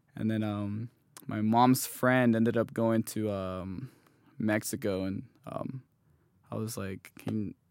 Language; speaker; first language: English; native; English